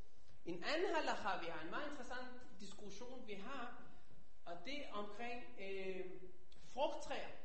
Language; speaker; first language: Danish; non-native, fluent; Hebrew